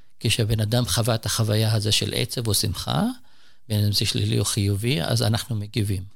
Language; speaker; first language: Hebrew; non-native, local second language; Arabic